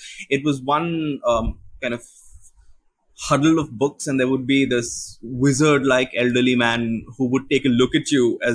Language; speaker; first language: English; non-native, local second language; Bangla